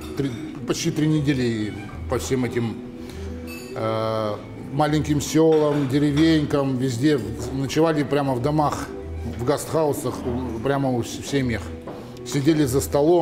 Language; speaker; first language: Russian; native; Russian